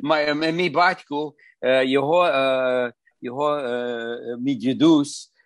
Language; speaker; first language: Ukrainian; early bilingual, heritage; Ukrainian